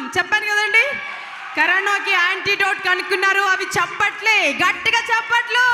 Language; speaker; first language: Telugu; native; Telugu